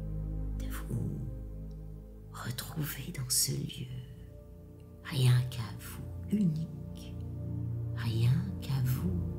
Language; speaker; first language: French; native; French